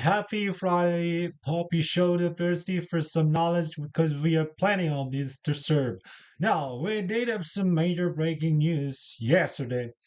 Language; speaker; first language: English; non-native, learner; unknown